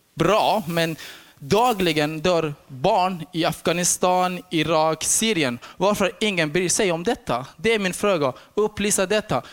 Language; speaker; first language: Swedish; non-native, fluent; Persian